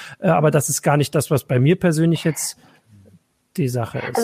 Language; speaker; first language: German; native; German